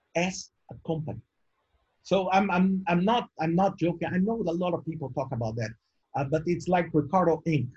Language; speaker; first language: English; non-native, fluent; Portuguese